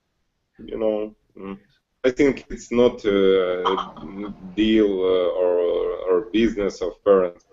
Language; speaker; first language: English; non-native, learner; Russian